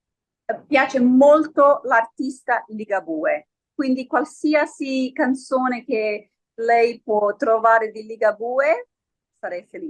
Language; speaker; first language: Italian; early bilingual, heritage; Friulian